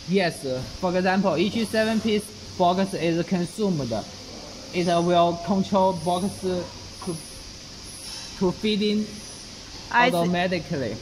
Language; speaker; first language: English; non-native, learner; Chinese